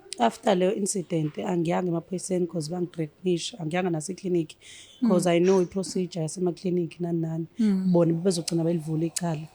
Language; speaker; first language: Zulu; native; Zulu